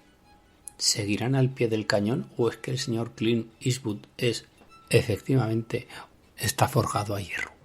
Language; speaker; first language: Spanish; native; Spanish